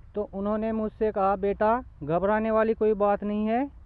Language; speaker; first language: Hindi; native; Hindi